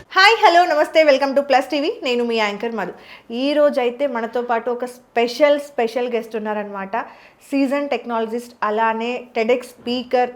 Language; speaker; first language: Telugu; native; Telugu